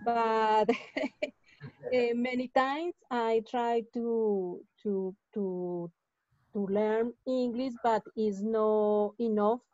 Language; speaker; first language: English; non-native, learner; Spanish